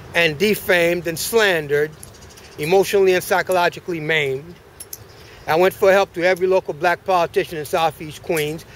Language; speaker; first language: English; native; English